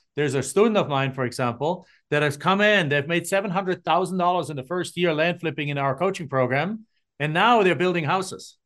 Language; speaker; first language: English; non-native, fluent; German